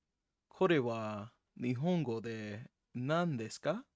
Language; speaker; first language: Japanese; non-native, learner; English